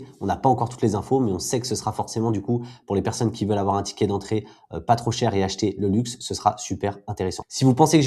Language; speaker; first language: French; native; French